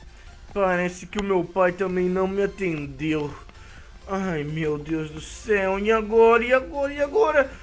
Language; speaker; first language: Portuguese; native; Portuguese